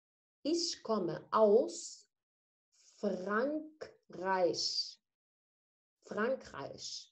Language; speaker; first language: German; non-native, fluent; Arabic